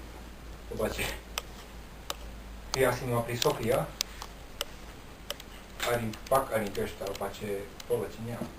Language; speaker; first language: Bulgarian; non-native, learner; Finnish